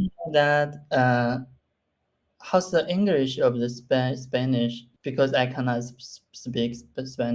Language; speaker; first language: English; non-native, learner; Chinese